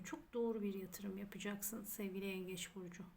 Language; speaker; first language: Turkish; native; Turkish